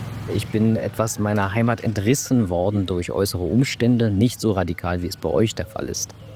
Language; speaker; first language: German; native; German